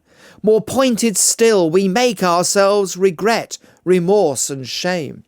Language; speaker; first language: English; native; English